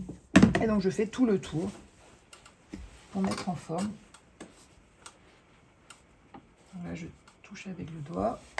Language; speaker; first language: French; native; French